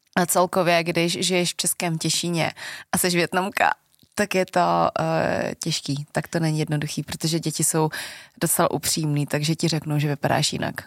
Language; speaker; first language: Czech; early bilingual, other home language; Vietnamese